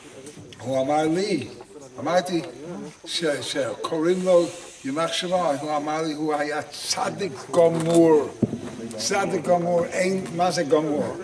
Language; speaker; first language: Hebrew; non-native, fluent; English